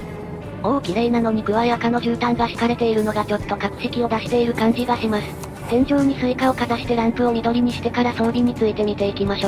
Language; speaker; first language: Japanese; native; Japanese